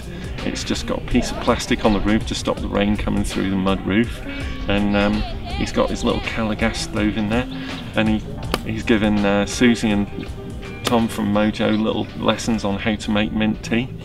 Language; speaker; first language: English; native; English